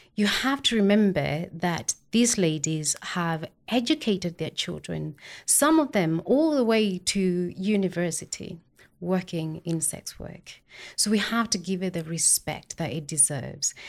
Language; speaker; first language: English; non-native, local second language; Kikuyu